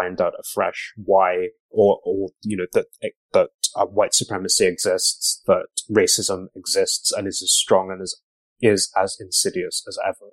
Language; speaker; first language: English; native; English